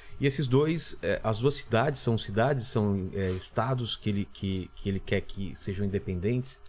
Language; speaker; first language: Portuguese; native; Portuguese